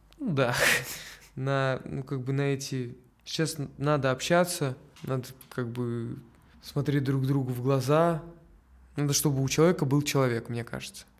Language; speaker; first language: Russian; native; Russian